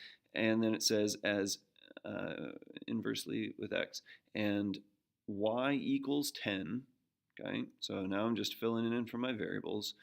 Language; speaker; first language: English; native; English